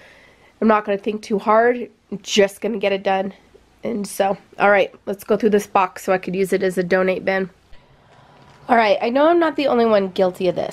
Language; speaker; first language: English; native; English